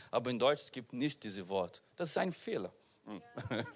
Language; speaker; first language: German; non-native, learner; Portuguese